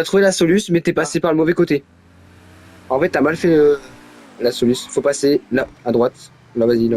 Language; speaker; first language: French; native; French